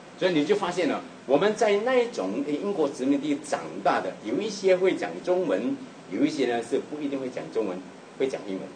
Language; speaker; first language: Chinese; native; Chinese